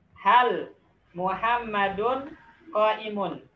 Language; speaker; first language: Arabic; non-native, fluent; Indonesian